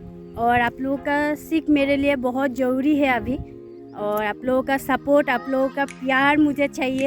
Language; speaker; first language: Hindi; non-native, local second language; Assamese